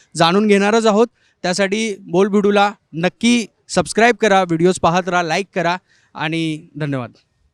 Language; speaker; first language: Marathi; native; Marathi